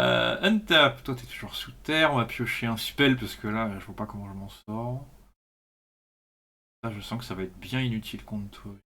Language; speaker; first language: French; native; French